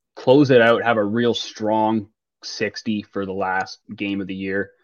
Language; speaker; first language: English; native; English